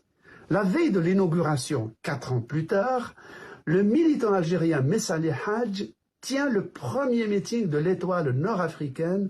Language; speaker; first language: French; native; French